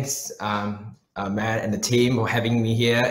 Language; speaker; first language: English; non-native, local second language; Chinese